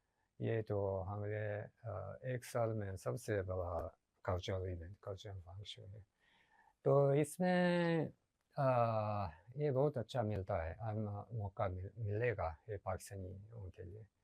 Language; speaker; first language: Hindi; non-native, learner; Japanese